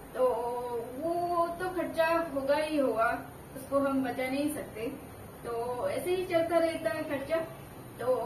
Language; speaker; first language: Hindi; non-native, local second language; Odia